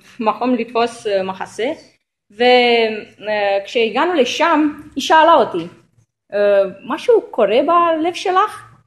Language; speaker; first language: Hebrew; non-native, local second language; Arabic